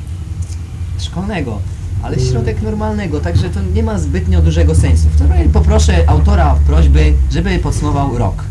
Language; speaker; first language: Polish; native; Polish